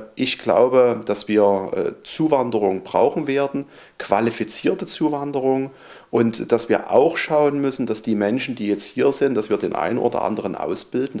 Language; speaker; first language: German; native; German